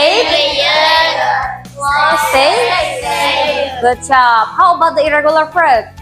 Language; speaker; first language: English; non-native, learner; Indonesian